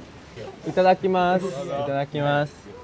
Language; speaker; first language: Japanese; non-native, learner; Korean